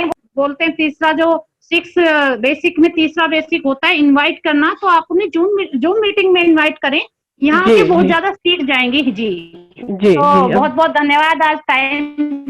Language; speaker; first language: Hindi; native; Hindi